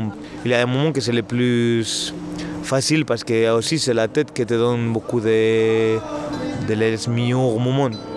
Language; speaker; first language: French; non-native, learner; Spanish